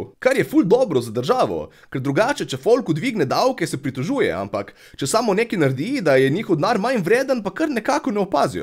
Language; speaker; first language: Slovenian; native; Slovenian